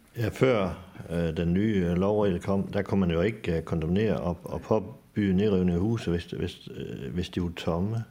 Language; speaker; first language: Danish; native; Danish